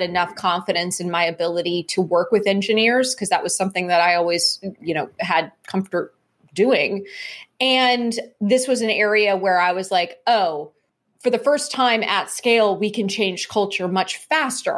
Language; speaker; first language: English; native; English